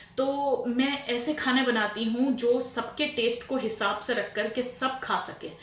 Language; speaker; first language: Urdu; native; Urdu